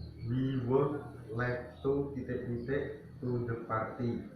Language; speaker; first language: English; non-native, learner; Indonesian